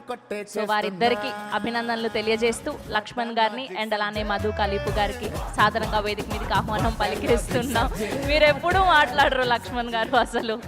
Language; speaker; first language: Telugu; native; Telugu